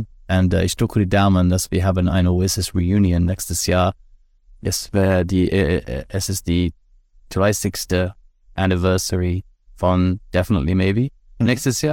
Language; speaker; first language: German; non-native, learner; English